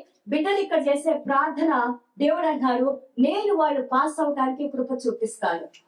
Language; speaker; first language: Telugu; native; Telugu